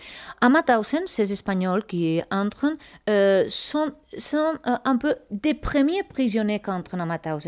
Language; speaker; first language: French; non-native, fluent; Spanish